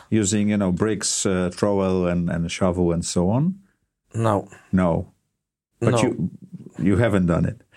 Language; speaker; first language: English; non-native, fluent; Polish